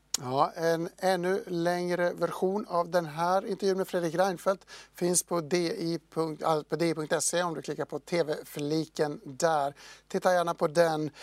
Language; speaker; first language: Swedish; native; Swedish